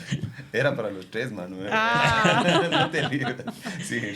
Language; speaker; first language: Spanish; native; Spanish